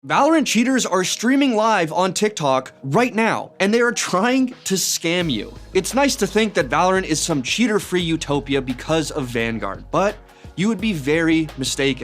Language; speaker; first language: English; native; English